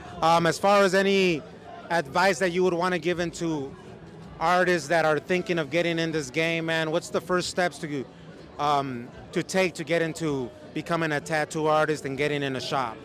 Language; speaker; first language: English; early bilingual, other home language; Spanish